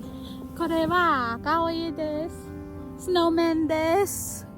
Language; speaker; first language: Japanese; non-native, learner; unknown